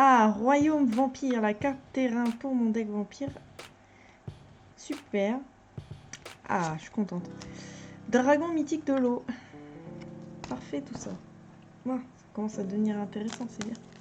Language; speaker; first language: French; native; French